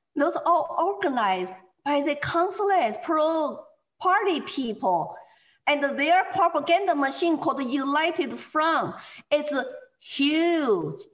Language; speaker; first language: English; non-native, fluent; Chinese